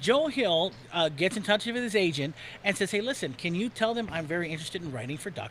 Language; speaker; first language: English; native; English